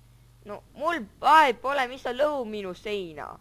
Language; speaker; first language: Estonian; native; Estonian